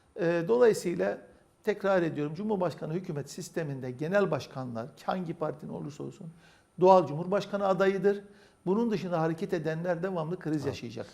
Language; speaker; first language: Turkish; native; Turkish